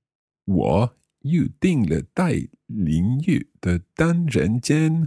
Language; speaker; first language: Chinese; non-native, learner; English